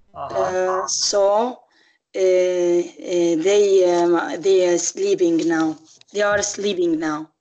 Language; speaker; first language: English; non-native, learner; Arabic